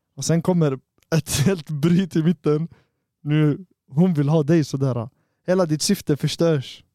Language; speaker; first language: Swedish; early bilingual, other home language; Arabic